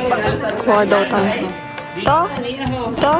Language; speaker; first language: Filipino; native; Filipino